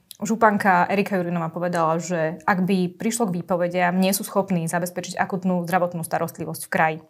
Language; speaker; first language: Slovak; native; Slovak